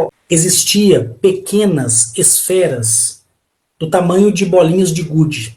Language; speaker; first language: Portuguese; native; Portuguese